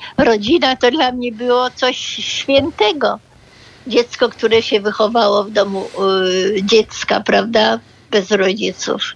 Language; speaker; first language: Polish; early bilingual, other home language; German